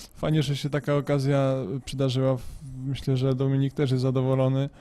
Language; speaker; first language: Polish; native; Polish